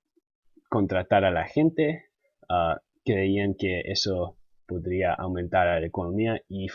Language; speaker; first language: Spanish; non-native, fluent; English